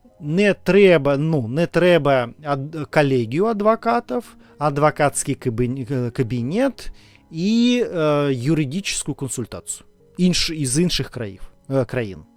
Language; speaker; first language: Ukrainian; non-native, learner; Russian